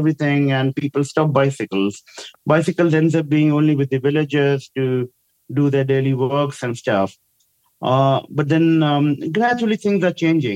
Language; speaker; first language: English; non-native, local second language; Hindi